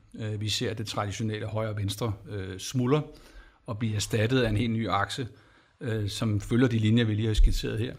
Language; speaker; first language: Danish; native; Danish